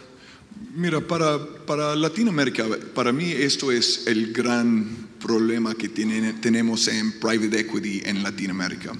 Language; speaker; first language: Spanish; non-native, fluent; English